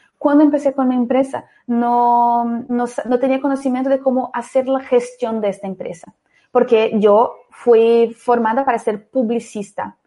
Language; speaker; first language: Spanish; non-native, fluent; Portuguese